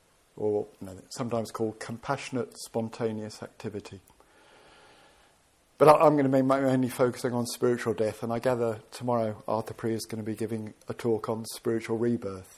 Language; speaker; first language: English; native; English